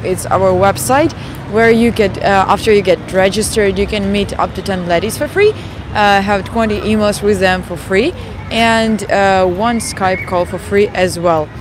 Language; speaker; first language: English; non-native, fluent; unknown